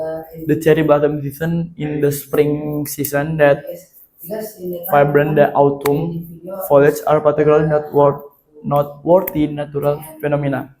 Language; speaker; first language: English; non-native, learner; Indonesian